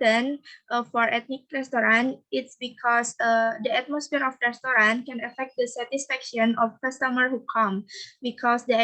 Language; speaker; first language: English; non-native, learner; Indonesian